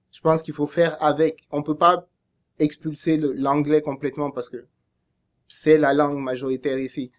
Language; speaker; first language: French; native; French